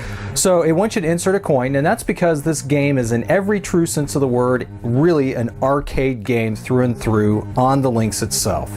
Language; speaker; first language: English; native; English